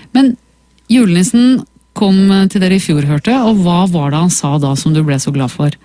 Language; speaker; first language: Norwegian; native; Norwegian